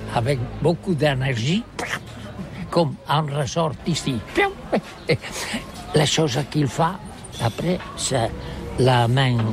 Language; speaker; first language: French; non-native, learner; Catalan